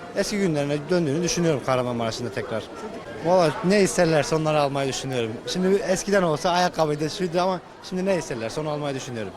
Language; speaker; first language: Turkish; native; Turkish